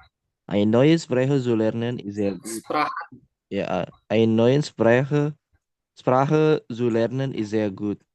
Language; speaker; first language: German; non-native, learner; Indonesian